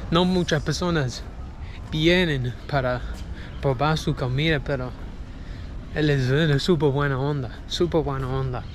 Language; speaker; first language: Spanish; non-native, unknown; English